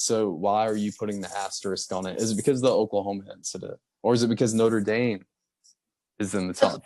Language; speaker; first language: English; native; English